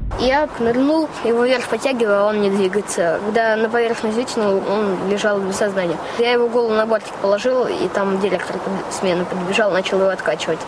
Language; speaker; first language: Russian; native; Russian